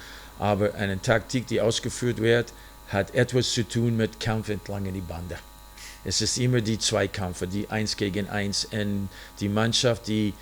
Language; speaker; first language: German; non-native, fluent; English